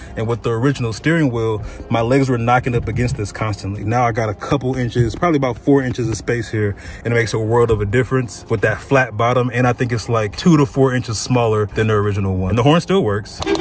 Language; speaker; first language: English; native; English